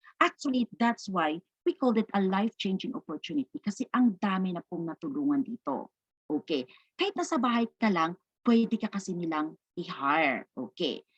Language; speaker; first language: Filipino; non-native, local second language; Cebuano